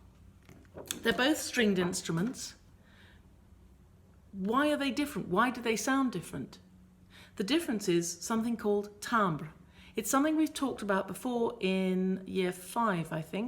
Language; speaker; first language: English; native; English